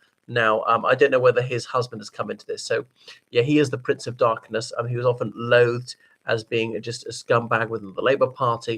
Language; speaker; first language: English; native; English